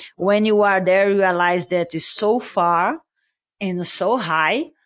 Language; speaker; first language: English; non-native, learner; Portuguese